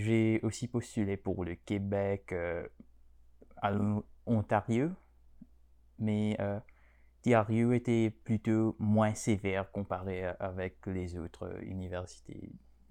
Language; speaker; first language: French; non-native, local second language; Morisyen